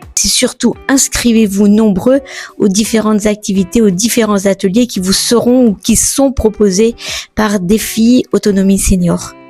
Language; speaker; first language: French; native; French